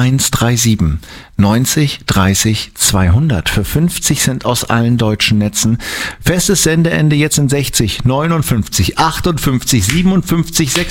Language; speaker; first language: German; native; German